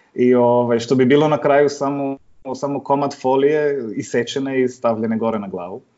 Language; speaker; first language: Serbian; early bilingual, heritage; Serbian